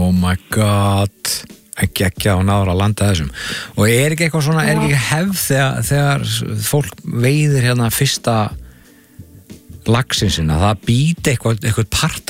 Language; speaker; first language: Icelandic; native; Icelandic